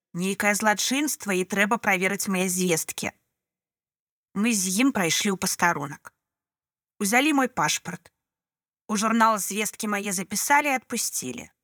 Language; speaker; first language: Belarusian; non-native, local second language; Russian